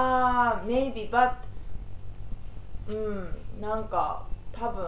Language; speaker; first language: English; non-native, learner; Japanese